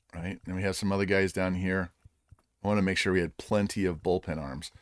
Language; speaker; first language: English; native; English